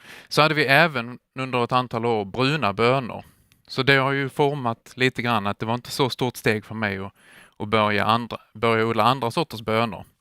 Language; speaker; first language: Swedish; native; Swedish